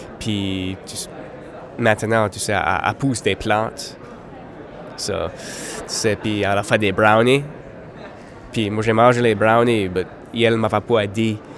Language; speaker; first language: French; native; French